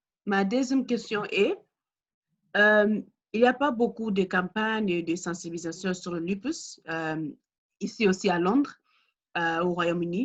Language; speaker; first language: French; non-native, learner; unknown